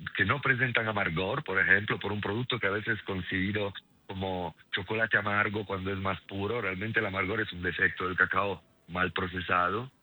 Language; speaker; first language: Spanish; non-native, fluent; Italian